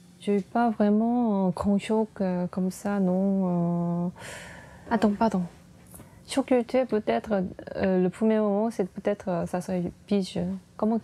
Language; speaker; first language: French; non-native, fluent; Korean